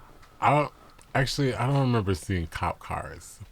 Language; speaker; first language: English; native; English